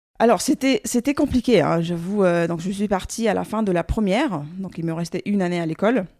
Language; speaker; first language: French; non-native, fluent; Russian